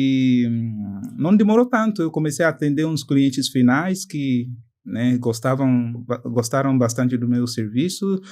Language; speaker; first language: Portuguese; non-native, fluent; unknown